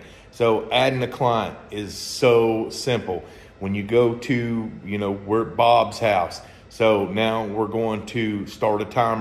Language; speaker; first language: English; native; English